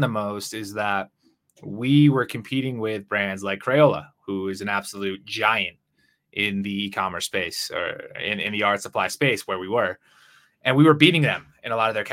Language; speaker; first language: English; native; English